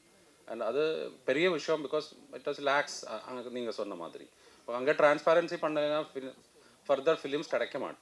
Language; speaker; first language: Tamil; non-native, fluent; Malayalam